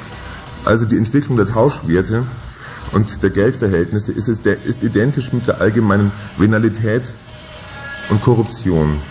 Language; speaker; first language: German; native; German